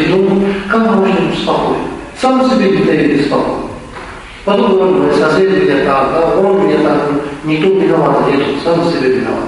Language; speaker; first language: Russian; non-native, learner; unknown